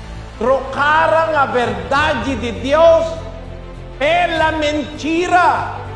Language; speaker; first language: Portuguese; non-native, local second language; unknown